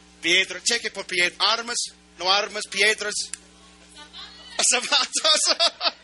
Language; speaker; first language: Spanish; non-native, learner; English